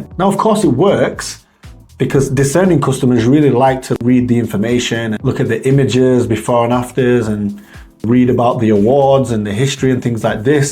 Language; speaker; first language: English; native; English